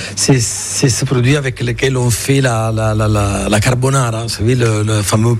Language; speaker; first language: French; non-native, fluent; Italian